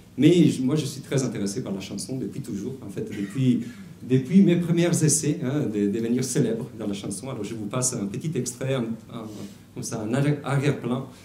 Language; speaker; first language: French; non-native, fluent; Italian